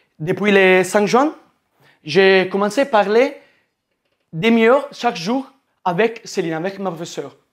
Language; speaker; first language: French; non-native, learner; Italian